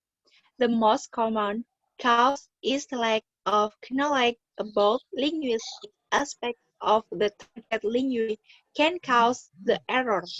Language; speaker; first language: English; non-native, learner; Indonesian